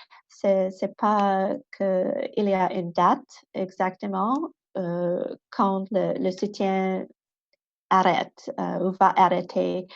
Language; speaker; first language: French; non-native, local second language; English